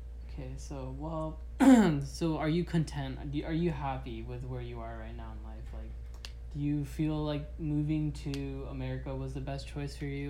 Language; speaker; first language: English; early bilingual, other home language; Japanese